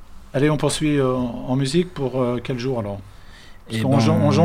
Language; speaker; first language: French; native; French